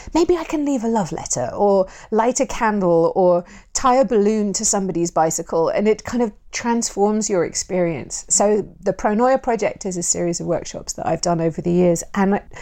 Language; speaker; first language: English; native; English